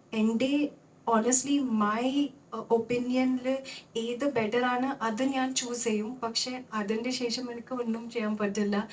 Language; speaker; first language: Malayalam; non-native, local second language; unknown